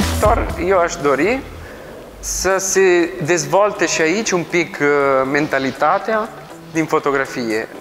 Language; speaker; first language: Romanian; non-native, fluent; Italian